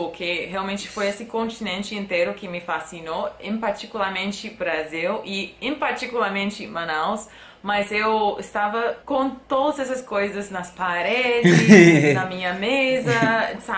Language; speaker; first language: Portuguese; non-native, fluent; English